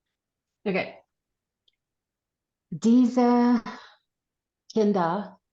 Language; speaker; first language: German; non-native, learner; English